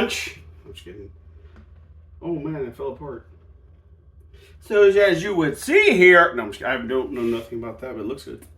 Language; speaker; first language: English; native; English